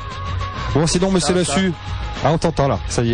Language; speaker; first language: French; native; French